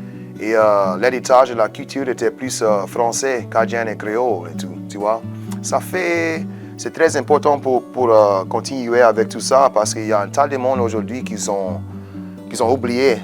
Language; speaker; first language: French; non-native, local second language; English